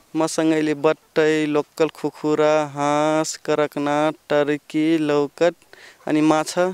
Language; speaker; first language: Nepali; non-native, local second language; Rana Tharu